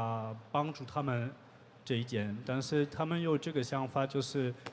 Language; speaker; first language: Chinese; non-native, learner; French